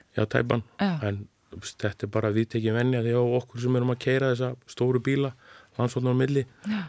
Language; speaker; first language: Icelandic; native; Icelandic